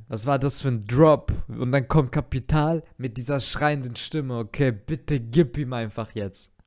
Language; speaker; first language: German; early bilingual, other home language; Turkish